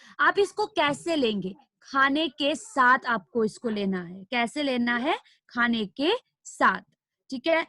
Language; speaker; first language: Hindi; non-native, local second language; Nepali